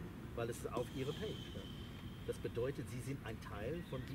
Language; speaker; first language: German; non-native, fluent; English